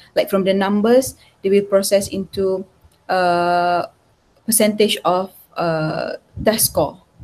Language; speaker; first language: English; non-native, local second language; Malay